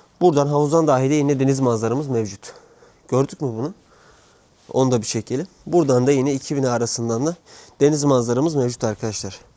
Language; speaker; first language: Turkish; native; Turkish